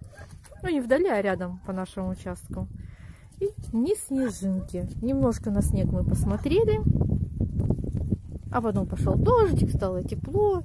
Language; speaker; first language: Russian; native; Russian